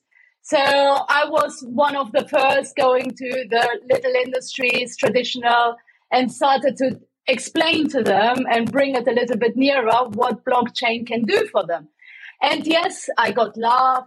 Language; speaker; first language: English; non-native, fluent; German